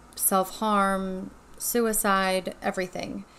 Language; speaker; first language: English; native; English